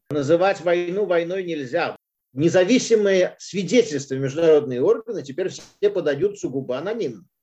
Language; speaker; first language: Russian; native; Russian